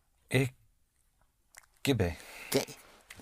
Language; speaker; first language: German; non-native, learner; English